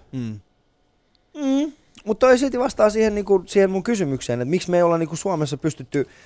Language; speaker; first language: Finnish; non-native, fluent; Persian